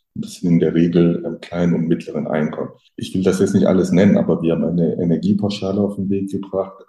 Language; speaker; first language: German; early bilingual, other home language; French